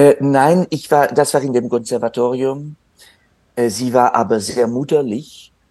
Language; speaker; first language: German; non-native, fluent; French